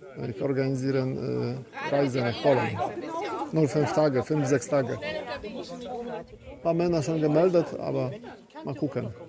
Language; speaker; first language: German; non-native, learner; Polish